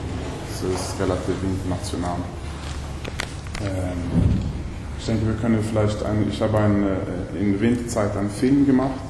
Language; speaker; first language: German; non-native, learner; Swedish